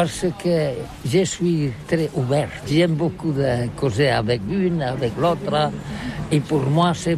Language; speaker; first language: French; non-native, learner; Catalan